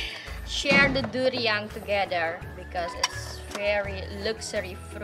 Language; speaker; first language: English; non-native, fluent; Indonesian